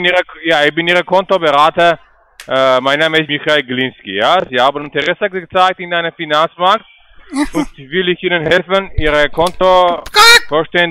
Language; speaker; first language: German; non-native, learner; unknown